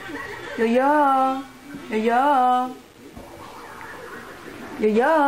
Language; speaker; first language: Chinese; native; Chinese